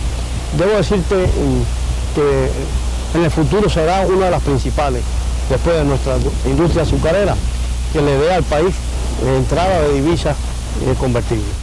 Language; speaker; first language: Spanish; native; Spanish